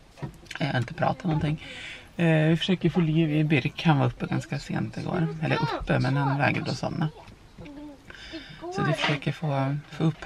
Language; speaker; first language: Swedish; native; Swedish